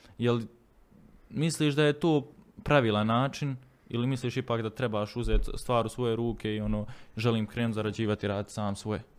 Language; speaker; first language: Croatian; native; Croatian